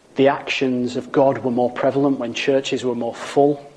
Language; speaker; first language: English; native; English